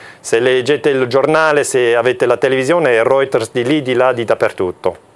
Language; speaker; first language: Italian; non-native, local second language; German